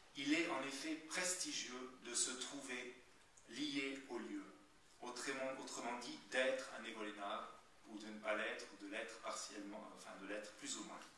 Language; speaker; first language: French; native; French